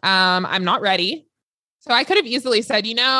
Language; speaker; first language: English; native; English